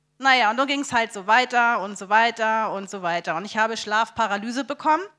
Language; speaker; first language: German; native; German